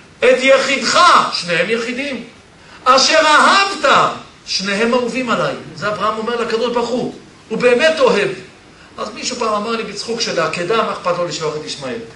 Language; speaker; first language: Hebrew; early bilingual, other home language; Polish